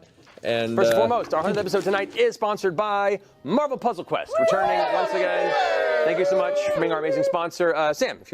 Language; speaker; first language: English; native; English